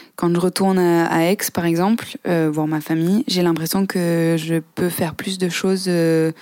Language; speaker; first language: French; native; French